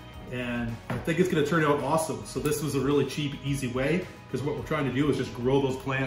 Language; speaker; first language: English; native; English